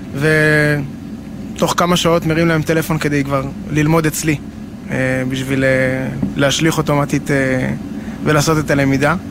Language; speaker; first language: Hebrew; native; Hebrew